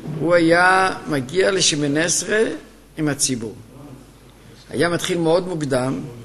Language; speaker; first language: Hebrew; native; Hebrew